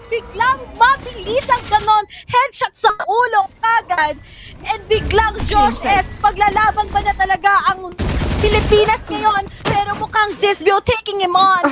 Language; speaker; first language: Filipino; native; Filipino